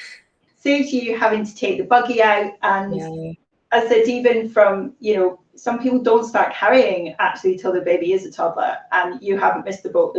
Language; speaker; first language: English; native; English